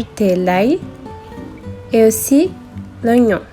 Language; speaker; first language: French; non-native, learner; Portuguese